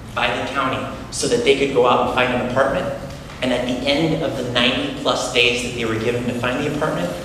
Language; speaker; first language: English; native; English